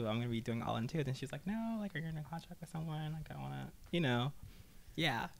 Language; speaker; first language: English; native; English